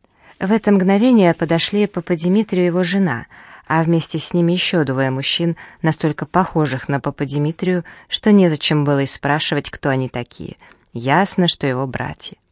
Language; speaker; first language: Russian; native; Russian